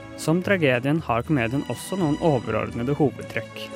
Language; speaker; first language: Norwegian; native; Norwegian